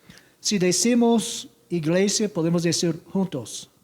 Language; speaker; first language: Spanish; non-native, learner; English